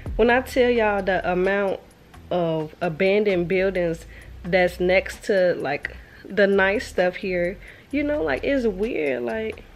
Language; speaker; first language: English; native; English